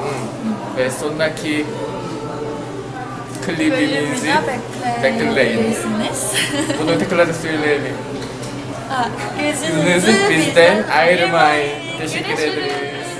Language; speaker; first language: Turkish; non-native, learner; Korean